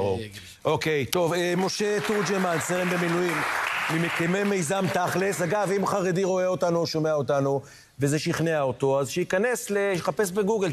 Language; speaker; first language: Hebrew; native; Hebrew